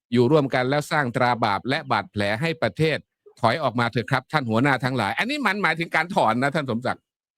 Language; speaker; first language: Thai; native; Thai